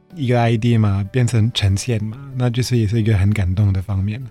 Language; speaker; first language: Chinese; non-native, fluent; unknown